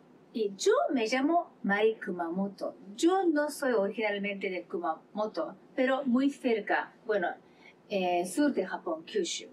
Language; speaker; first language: Spanish; non-native, learner; Japanese